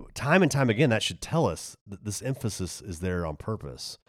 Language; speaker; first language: English; native; English